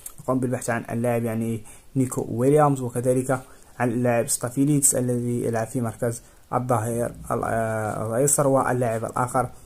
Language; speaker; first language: Arabic; native; Arabic